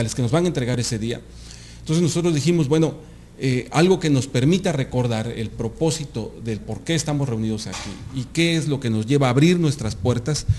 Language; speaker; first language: Spanish; native; Spanish